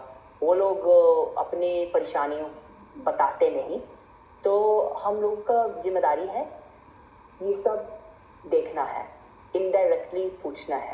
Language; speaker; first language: Hindi; non-native, fluent; English